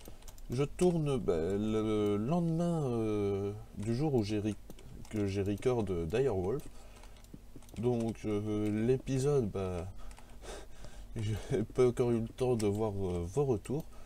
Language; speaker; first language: French; native; French